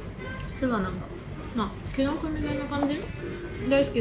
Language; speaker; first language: Japanese; non-native, fluent; Russian